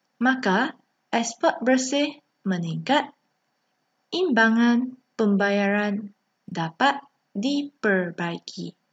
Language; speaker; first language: Malay; non-native, local second language; Chinese